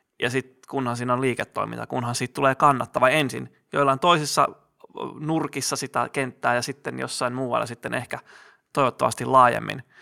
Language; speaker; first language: Finnish; native; Finnish